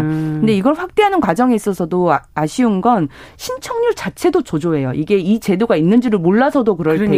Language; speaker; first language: Korean; native; Korean